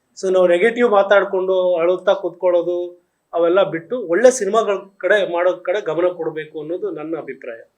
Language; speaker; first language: Kannada; native; Kannada